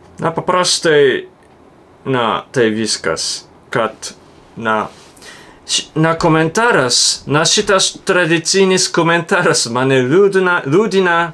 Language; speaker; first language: Lithuanian; non-native, learner; Japanese